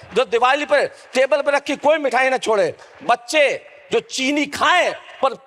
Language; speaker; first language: Hindi; native; Hindi